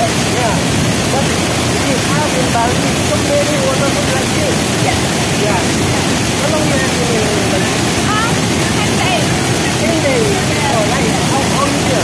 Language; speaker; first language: English; non-native, learner; Indonesian